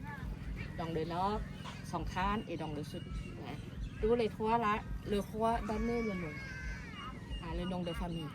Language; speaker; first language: French; non-native, learner; Thai